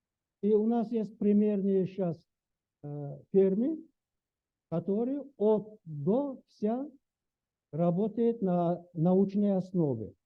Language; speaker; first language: Russian; native; Russian